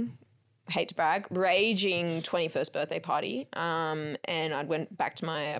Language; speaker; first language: English; native; English